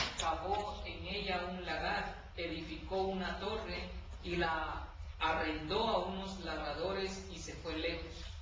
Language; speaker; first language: Spanish; native; Spanish